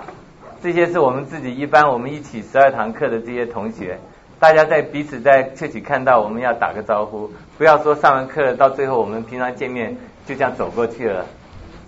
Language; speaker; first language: Chinese; native; Chinese